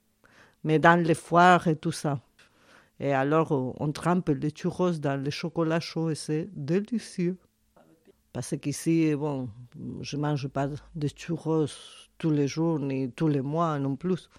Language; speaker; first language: French; non-native, fluent; Spanish